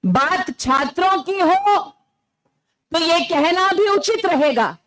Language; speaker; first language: Hindi; non-native, local second language; Gujarati